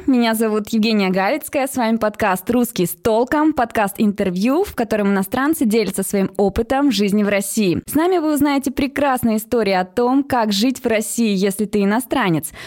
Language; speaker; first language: Russian; native; Russian